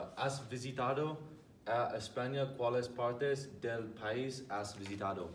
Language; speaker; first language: Spanish; non-native, learner; English